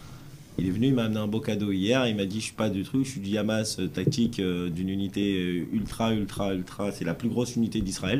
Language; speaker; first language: French; native; French